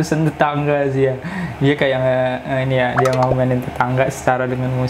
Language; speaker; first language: Indonesian; native; Indonesian